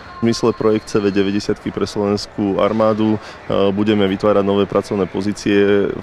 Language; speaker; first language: Slovak; native; Slovak